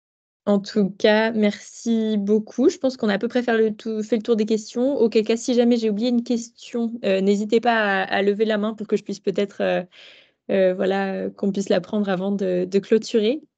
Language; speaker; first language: French; native; French